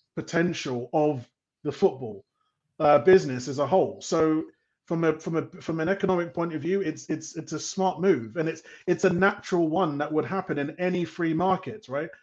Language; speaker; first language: English; native; English